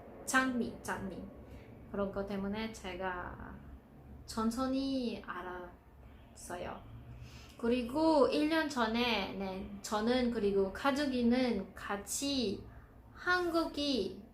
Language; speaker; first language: Korean; non-native, learner; Filipino